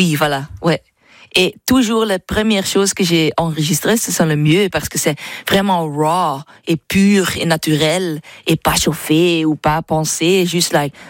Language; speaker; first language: French; non-native, learner; Dutch